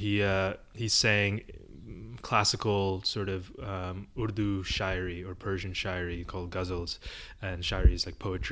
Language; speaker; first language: English; early bilingual, other home language; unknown